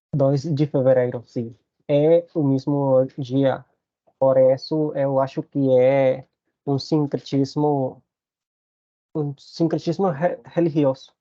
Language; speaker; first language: Portuguese; non-native, learner; Spanish